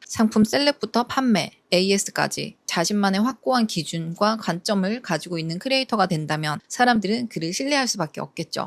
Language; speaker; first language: Korean; native; Korean